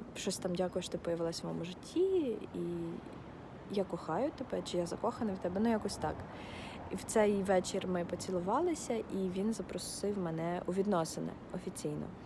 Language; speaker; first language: Ukrainian; non-native, local second language; Russian